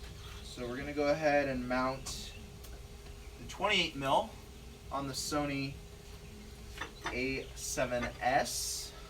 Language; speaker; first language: English; native; English